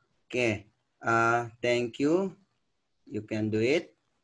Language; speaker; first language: English; non-native, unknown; Indonesian